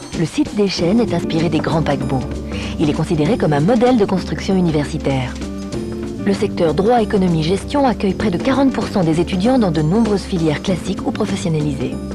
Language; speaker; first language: French; native; French